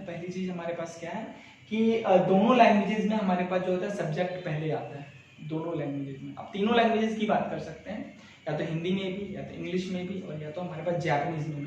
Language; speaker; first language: Hindi; native; Hindi